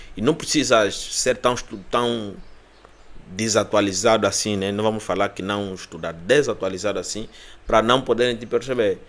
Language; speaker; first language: Portuguese; native; Portuguese